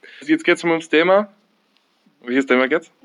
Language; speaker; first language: German; native; German